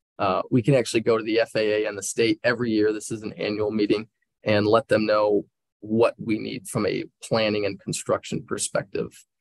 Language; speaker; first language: English; native; English